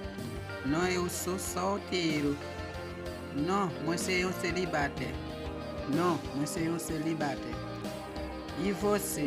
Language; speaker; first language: Portuguese; non-native, learner; Haitian Creole